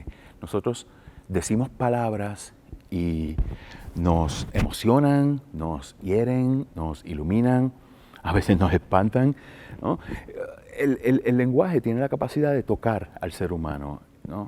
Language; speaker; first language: Spanish; native; Spanish